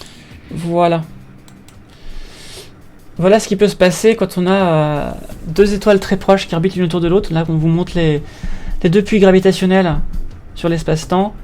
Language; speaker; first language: French; native; French